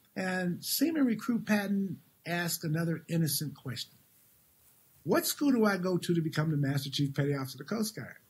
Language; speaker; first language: English; native; English